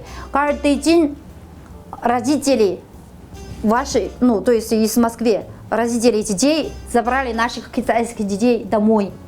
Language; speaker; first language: Russian; non-native, fluent; Chinese